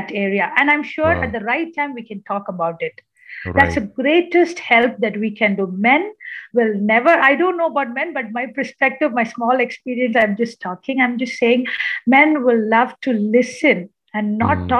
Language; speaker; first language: English; non-native, local second language; Malayalam